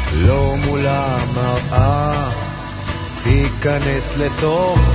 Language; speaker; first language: Hebrew; native; Hebrew